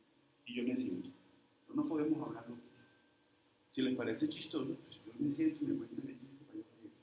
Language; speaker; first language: Spanish; native; Spanish